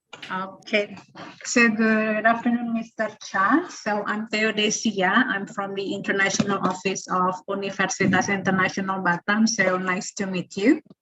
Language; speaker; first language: English; non-native, fluent; Indonesian